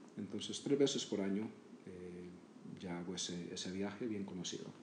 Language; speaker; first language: Spanish; native; Spanish